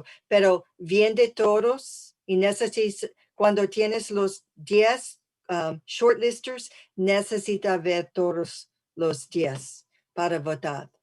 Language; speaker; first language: Spanish; early bilingual, heritage; English